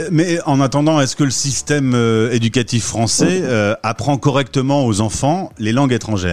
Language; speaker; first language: French; native; French